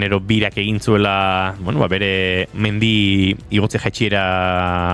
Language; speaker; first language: Basque; native; Basque